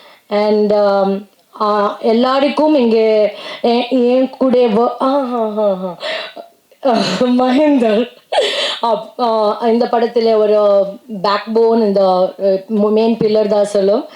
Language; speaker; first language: Tamil; non-native, learner; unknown